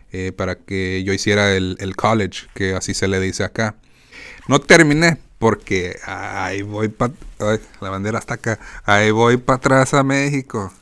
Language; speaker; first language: Spanish; native; Spanish